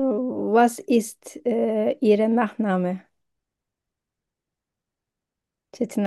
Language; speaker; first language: German; non-native, learner; Turkish